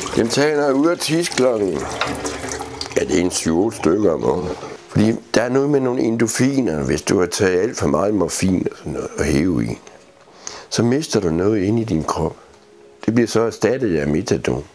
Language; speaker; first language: Danish; native; Danish